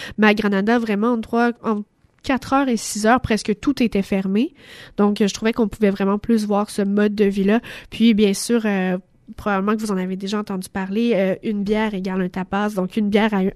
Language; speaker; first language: French; native; French